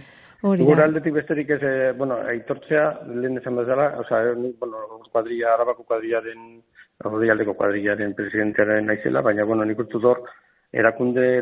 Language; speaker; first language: Basque; non-native, local second language; Spanish